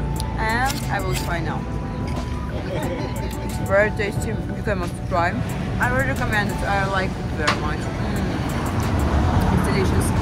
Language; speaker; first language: English; non-native, learner; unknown